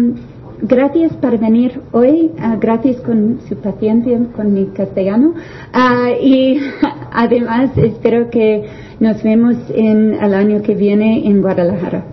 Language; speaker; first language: Spanish; non-native, learner; English